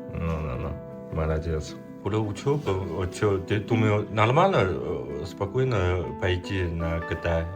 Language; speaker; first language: Russian; non-native, learner; Chinese